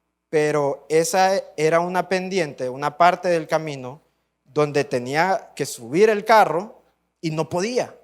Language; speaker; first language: Spanish; native; Spanish